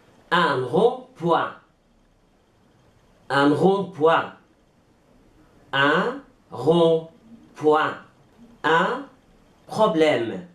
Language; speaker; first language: French; non-native, fluent; Arabic